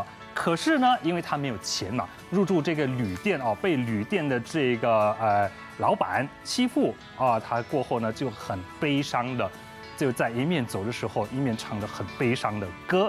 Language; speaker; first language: Chinese; native; Chinese